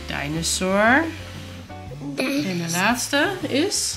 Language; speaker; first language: Dutch; native; Dutch